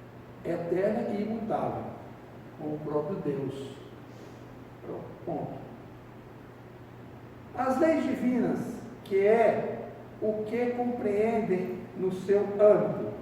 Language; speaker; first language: Portuguese; native; Portuguese